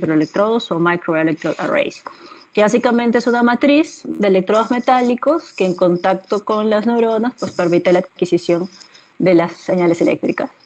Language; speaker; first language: Spanish; native; Spanish